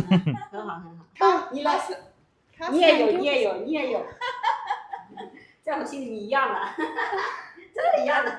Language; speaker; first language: Chinese; non-native, learner; Marathi